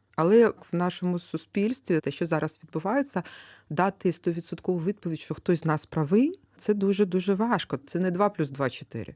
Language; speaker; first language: Ukrainian; native; Ukrainian